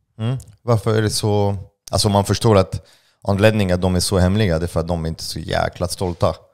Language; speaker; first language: Swedish; non-native, fluent; French